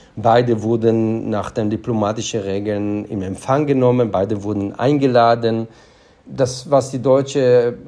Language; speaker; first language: German; non-native, fluent; Hebrew